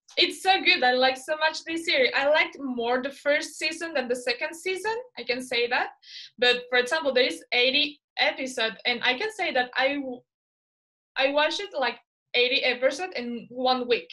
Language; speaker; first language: English; non-native, fluent; Spanish